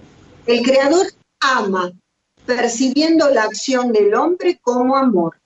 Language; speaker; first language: Spanish; native; Spanish